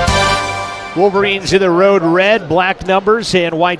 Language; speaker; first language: English; native; English